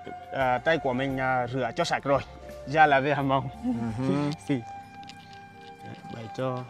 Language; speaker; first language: Vietnamese; non-native, learner; Portuguese